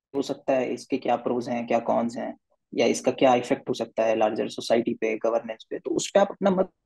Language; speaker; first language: Hindi; native; Hindi